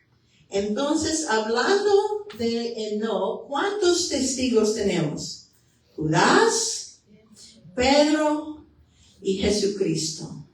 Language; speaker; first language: Spanish; non-native, fluent; English